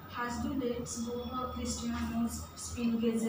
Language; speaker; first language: German; non-native, learner; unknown